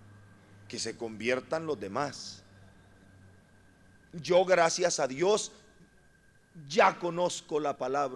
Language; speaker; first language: Spanish; native; Spanish